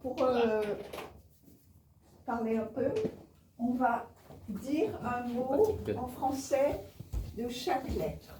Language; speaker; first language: French; native; French